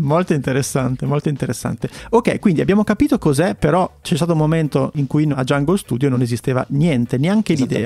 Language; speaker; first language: Italian; native; Italian